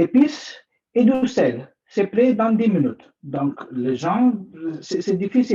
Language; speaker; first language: French; non-native, learner; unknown